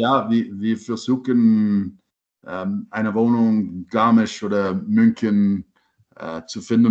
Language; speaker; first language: German; non-native, learner; English